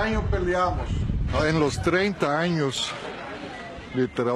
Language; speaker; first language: Spanish; non-native, fluent; Dutch